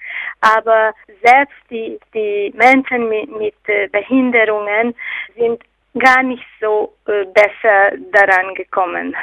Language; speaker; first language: German; non-native, fluent; Hungarian